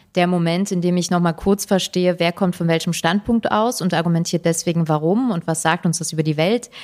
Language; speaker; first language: German; native; German